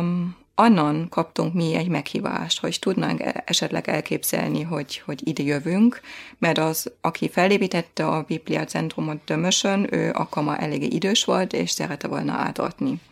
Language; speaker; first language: Hungarian; non-native, fluent; German